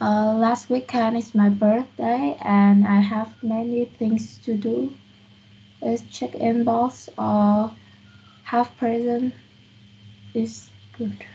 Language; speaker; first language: English; non-native, learner; Vietnamese